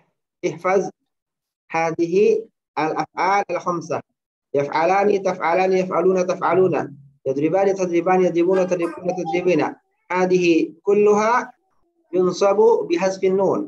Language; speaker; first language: Arabic; non-native, fluent; Indonesian